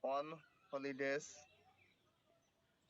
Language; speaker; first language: English; non-native, learner; Bangla